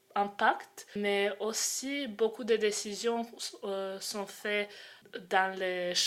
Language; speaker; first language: French; non-native, fluent; Croatian